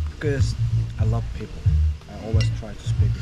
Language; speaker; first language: English; non-native, learner; Korean